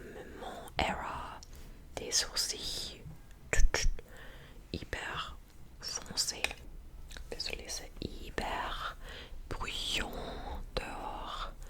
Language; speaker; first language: French; non-native, fluent; English